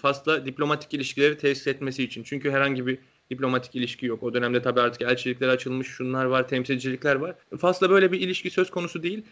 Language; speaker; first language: Turkish; native; Turkish